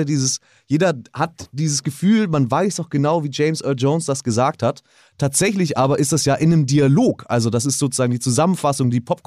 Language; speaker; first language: German; native; German